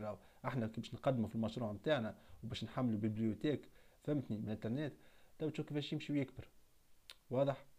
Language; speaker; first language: Arabic; native; Arabic